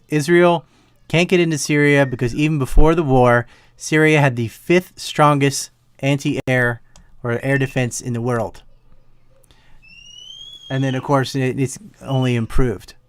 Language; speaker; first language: English; native; English